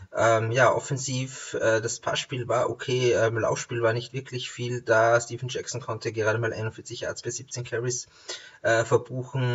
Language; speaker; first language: German; native; German